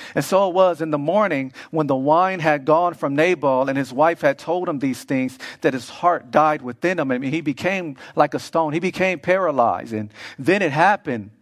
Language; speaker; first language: English; native; English